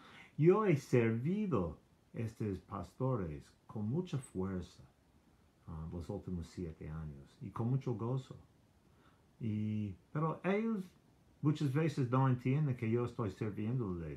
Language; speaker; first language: Spanish; non-native, learner; English